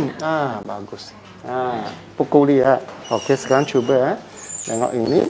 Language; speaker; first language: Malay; non-native, local second language; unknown